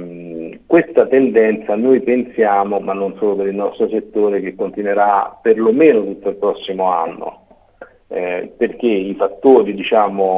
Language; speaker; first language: Italian; native; Italian